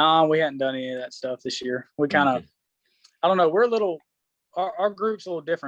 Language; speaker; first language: English; native; English